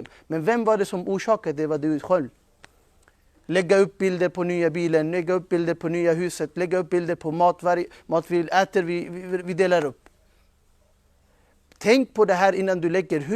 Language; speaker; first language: Swedish; non-native, fluent; Urdu